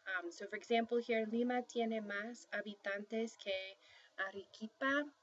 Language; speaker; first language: Spanish; non-native, fluent; English